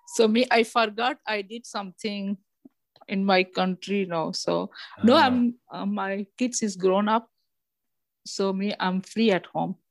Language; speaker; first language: English; non-native, local second language; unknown